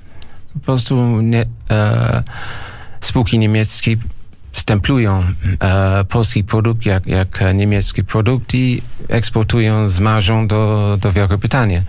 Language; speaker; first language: Polish; non-native, learner; English